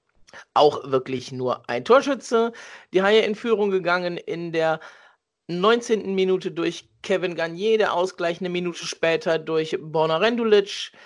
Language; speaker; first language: German; native; German